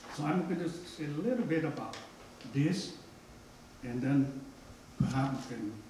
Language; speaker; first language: English; non-native, fluent; Hmong